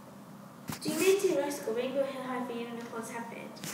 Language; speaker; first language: Welsh; non-native, learner; English